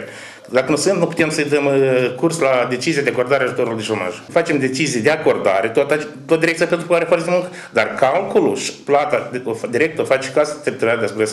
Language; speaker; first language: Romanian; native; Romanian